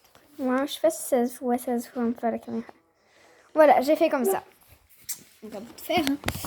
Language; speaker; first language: French; native; French